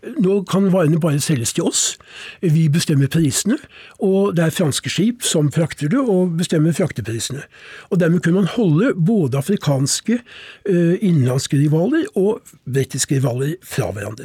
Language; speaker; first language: Norwegian; native; Norwegian